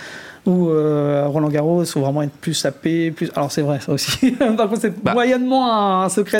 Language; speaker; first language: French; native; French